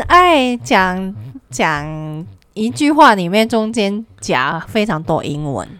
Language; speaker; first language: Chinese; non-native, local second language; Cantonese